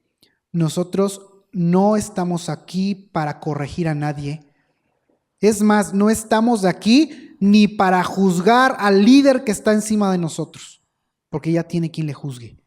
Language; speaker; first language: Spanish; native; Spanish